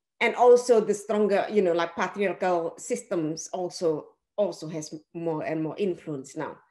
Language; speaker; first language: English; non-native, fluent; Indonesian